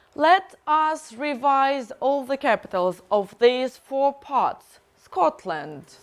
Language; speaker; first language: English; non-native, fluent; Russian